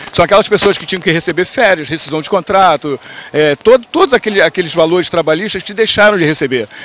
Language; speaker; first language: Portuguese; native; Portuguese